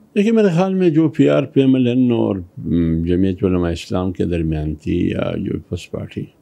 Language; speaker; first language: Urdu; non-native, local second language; Pashto